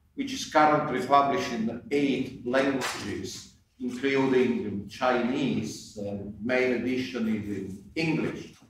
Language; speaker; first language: English; non-native, fluent; Italian